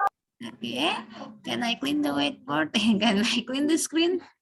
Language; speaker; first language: English; non-native, learner; Indonesian